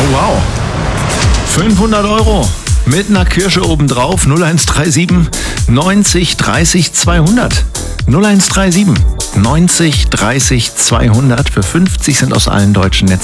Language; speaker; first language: German; native; German